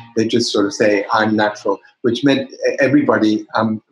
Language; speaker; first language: English; native; English